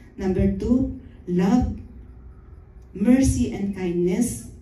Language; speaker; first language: English; non-native, local second language; Filipino